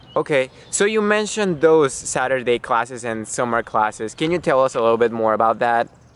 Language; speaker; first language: English; non-native, fluent; Bulgarian